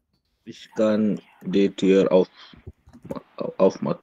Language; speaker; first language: German; non-native, learner; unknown